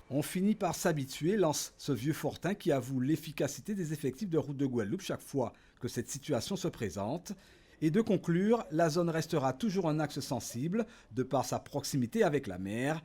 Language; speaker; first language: French; native; French